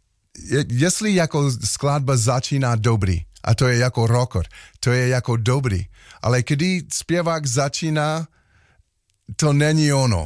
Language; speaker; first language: Czech; non-native, learner; English